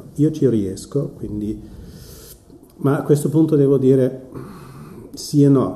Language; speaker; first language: Italian; non-native, fluent; German